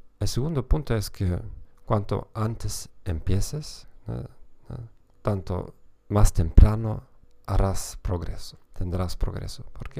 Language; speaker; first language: Spanish; non-native, fluent; German